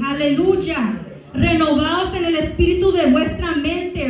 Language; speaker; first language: Spanish; early bilingual, heritage; Spanish